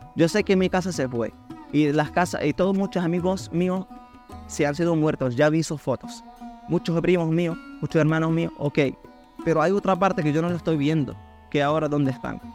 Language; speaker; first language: Spanish; non-native, fluent; Arabic